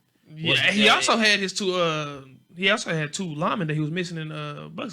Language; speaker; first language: English; native; English